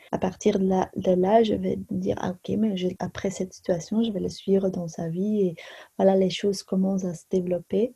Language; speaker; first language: French; non-native, local second language; Dutch